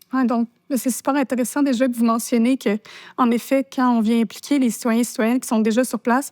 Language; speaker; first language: French; native; French